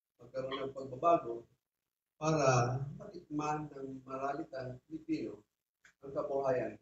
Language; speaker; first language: Filipino; non-native, local second language; Bikol